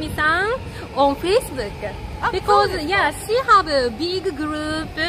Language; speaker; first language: English; non-native, learner; Japanese